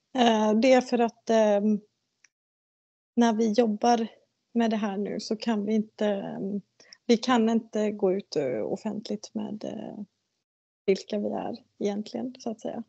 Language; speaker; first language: Swedish; native; Swedish